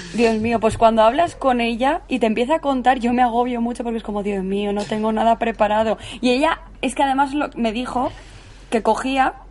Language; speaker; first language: Spanish; native; Spanish